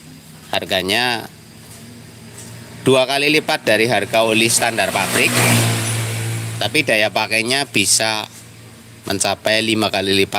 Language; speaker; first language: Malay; non-native, local second language; Javanese